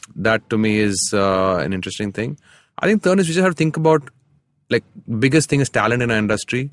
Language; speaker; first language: English; non-native, local second language; Tamil